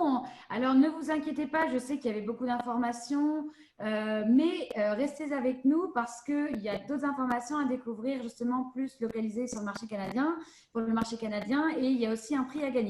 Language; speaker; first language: French; native; French